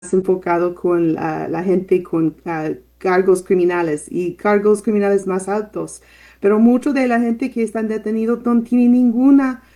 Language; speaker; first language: Spanish; non-native, fluent; English